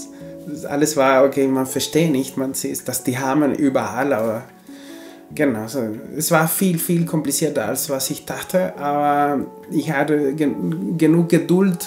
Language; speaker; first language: German; non-native, fluent; Spanish